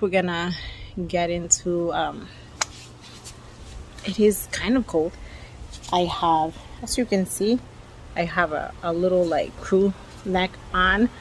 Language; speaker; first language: English; early bilingual, other home language; Spanish